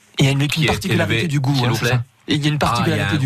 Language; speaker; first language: French; native; French